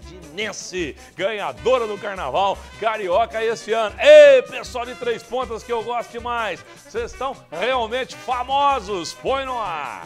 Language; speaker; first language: Portuguese; native; Portuguese